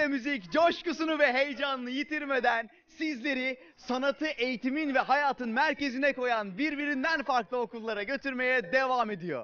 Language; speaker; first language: Turkish; native; Turkish